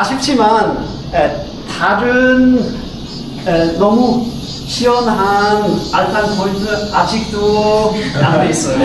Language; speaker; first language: Korean; non-native, fluent; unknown